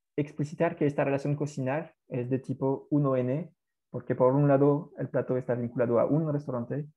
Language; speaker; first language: Spanish; non-native, fluent; French